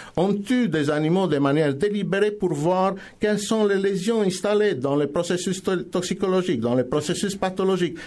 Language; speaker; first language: French; non-native, fluent; Romanian